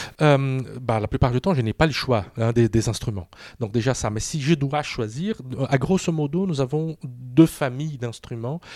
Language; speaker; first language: French; non-native, fluent; Portuguese